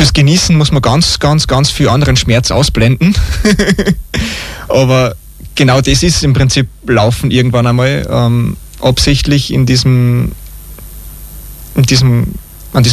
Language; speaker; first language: German; native; German